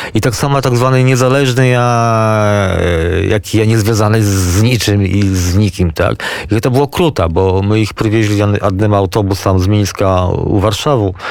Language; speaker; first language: Polish; non-native, local second language; Belarusian